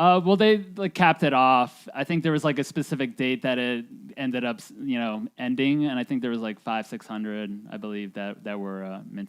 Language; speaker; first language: English; native; English